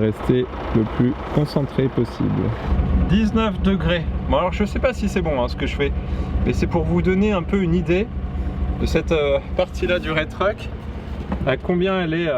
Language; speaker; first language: French; native; French